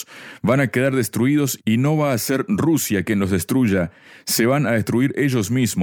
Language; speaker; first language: Spanish; native; Spanish